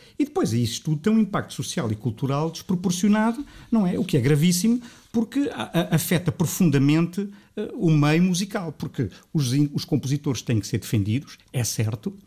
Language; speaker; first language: Portuguese; native; Portuguese